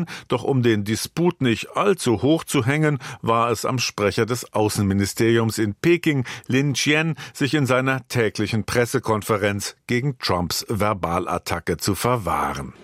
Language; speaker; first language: German; native; German